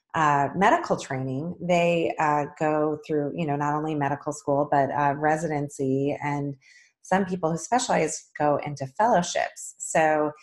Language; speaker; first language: English; native; English